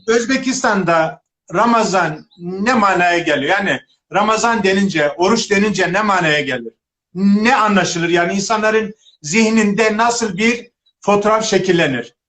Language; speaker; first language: Turkish; native; Turkish